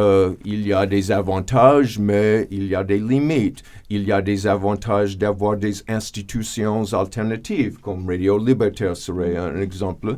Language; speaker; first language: French; non-native, fluent; English